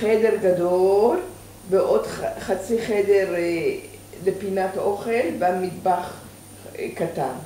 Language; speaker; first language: Hebrew; early bilingual, other home language; Persian